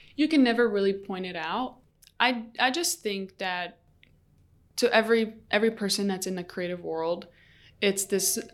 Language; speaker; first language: English; early bilingual, other home language; Arabic